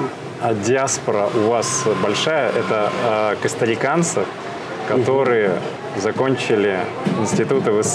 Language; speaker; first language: Russian; native; Russian